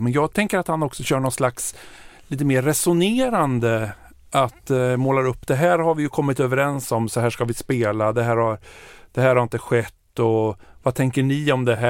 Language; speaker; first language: Swedish; native; Swedish